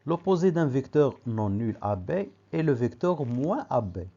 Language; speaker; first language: French; non-native, local second language; Arabic